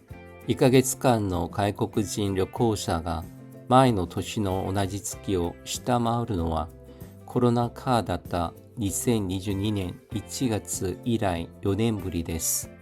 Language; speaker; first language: Japanese; non-native, fluent; Korean